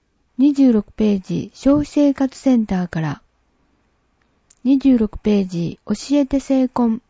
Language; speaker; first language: Japanese; native; Japanese